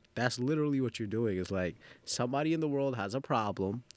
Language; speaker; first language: English; early bilingual, other home language; Bangla